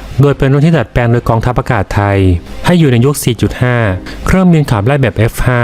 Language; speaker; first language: Thai; native; Thai